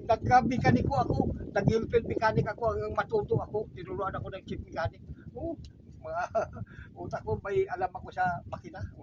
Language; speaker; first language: Filipino; non-native, local second language; Hiligaynon